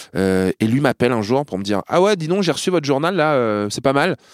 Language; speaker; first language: French; native; French